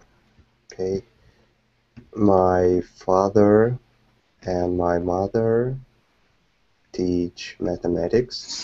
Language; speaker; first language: English; non-native, fluent; Russian